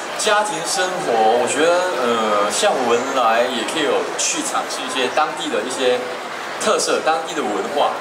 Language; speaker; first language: Chinese; early bilingual, heritage; Chinese